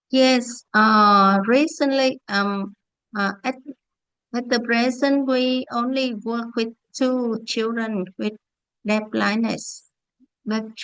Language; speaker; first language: English; non-native, learner; Vietnamese